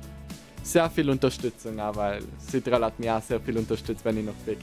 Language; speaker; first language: German; non-native, local second language; Italian